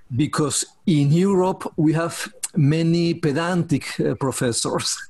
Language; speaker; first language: English; non-native, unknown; Spanish